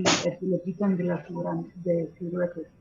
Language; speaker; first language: Spanish; early bilingual, heritage; Spanish